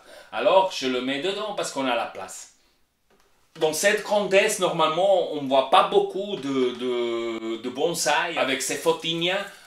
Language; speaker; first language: French; non-native, learner; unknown